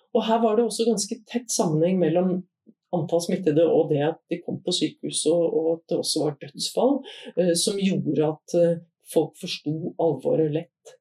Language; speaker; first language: Norwegian; native; Norwegian